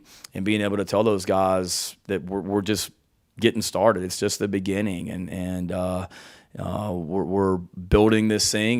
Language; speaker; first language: English; native; English